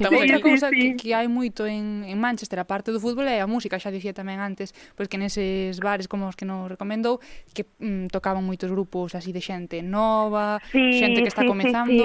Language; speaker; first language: Galician; native; Galician